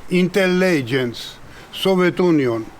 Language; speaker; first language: English; non-native, learner; Georgian